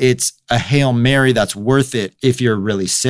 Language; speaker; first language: English; native; English